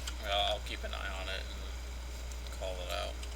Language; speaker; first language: English; native; English